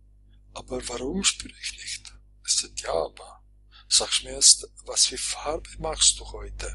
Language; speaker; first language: German; non-native, fluent; Croatian